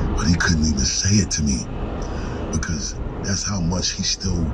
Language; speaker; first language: English; native; English